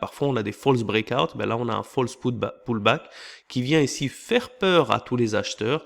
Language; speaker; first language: French; native; French